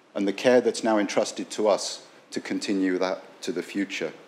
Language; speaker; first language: English; native; English